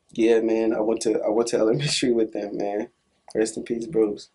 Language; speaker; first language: English; native; English